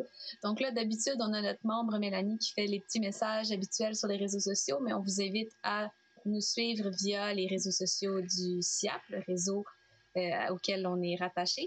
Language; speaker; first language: French; native; French